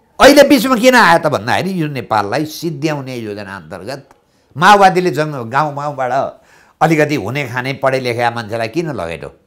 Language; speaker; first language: Nepali; native; Nepali